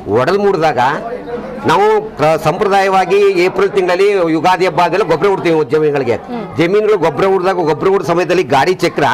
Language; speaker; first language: Kannada; native; Kannada